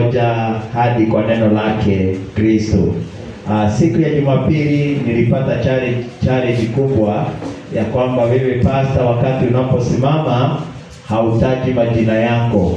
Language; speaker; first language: Swahili; non-native, local second language; Kikuyu